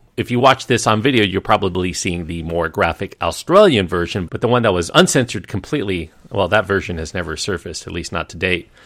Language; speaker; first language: English; native; English